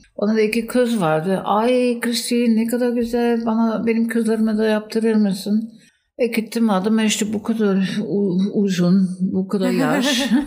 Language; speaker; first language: Turkish; non-native, fluent; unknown